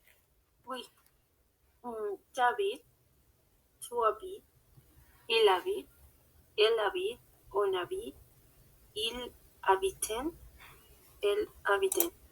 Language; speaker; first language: French; non-native, learner; Spanish